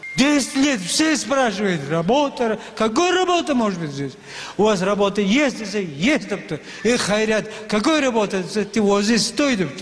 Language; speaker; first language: Russian; non-native, learner; Uzbek